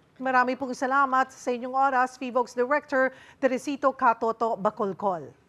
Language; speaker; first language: Filipino; native; Filipino